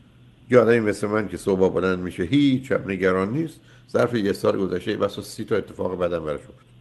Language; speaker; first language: Persian; native; Persian